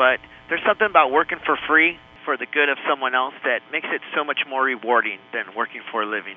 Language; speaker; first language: English; non-native, fluent; Spanish